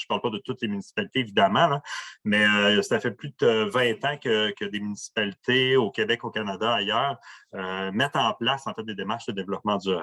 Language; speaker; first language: French; native; French